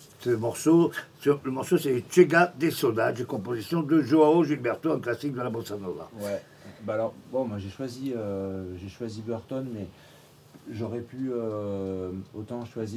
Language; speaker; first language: French; native; French